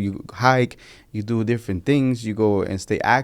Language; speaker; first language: English; early bilingual, other home language; Spanish